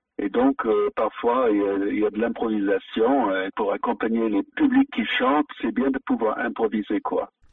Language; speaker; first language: French; non-native, fluent; English